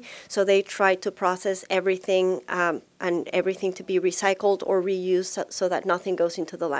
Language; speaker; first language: English; native; English